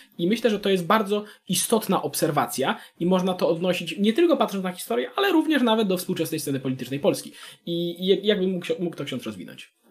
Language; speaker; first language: Polish; native; Polish